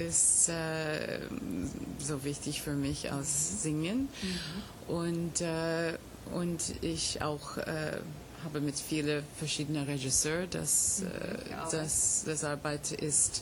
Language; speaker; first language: German; non-native, fluent; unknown